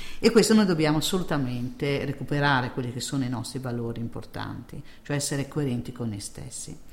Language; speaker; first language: Italian; native; Italian